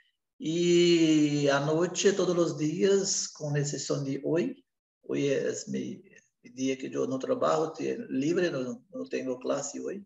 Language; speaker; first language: Spanish; non-native, learner; Portuguese